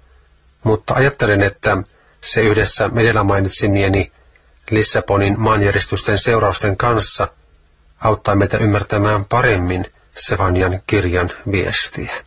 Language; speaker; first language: Finnish; native; Finnish